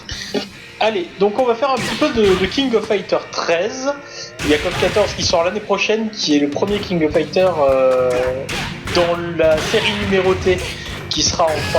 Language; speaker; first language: French; native; French